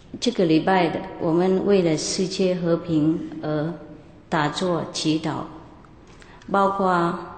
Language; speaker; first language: Chinese; non-native, fluent; Vietnamese